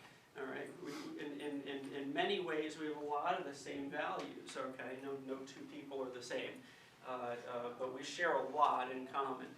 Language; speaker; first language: English; native; English